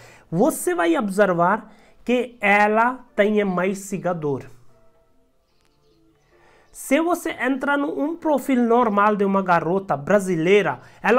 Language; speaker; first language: Portuguese; non-native, learner; Hindi